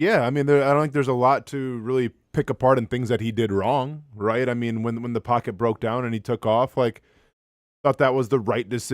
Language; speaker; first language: English; native; English